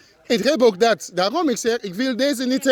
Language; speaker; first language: Dutch; non-native, learner; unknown